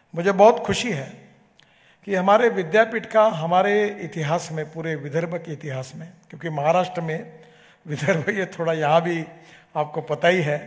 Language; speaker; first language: Hindi; non-native, local second language; Marathi